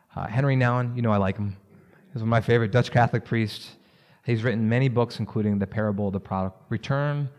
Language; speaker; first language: English; native; English